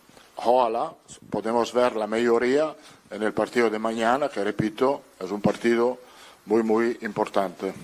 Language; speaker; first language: Spanish; non-native, fluent; Italian